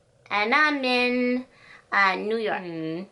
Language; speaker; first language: Arabic; non-native, learner; English